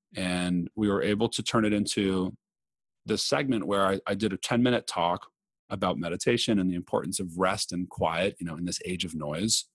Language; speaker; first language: English; native; English